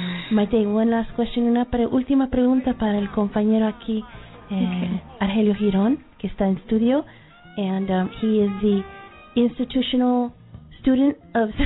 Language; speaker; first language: Spanish; early bilingual, heritage; Spanish